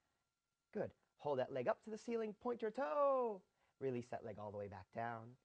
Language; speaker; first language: English; native; English